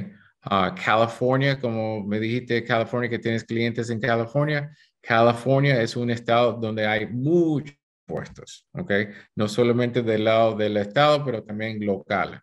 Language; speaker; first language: Spanish; early bilingual, heritage; Spanish